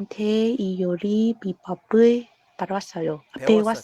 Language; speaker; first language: Korean; non-native, learner; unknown